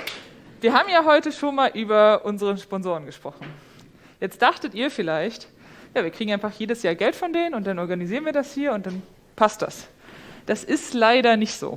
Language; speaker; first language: German; native; German